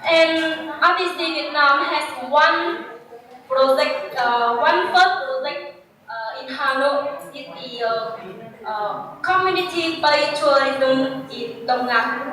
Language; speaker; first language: English; non-native, learner; Vietnamese